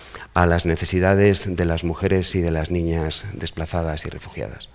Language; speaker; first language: Spanish; native; Spanish